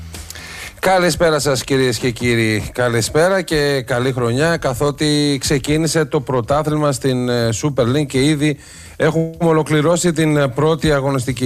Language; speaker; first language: Greek; native; Greek